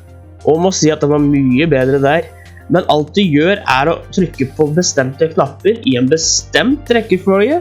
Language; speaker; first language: Norwegian; native; Norwegian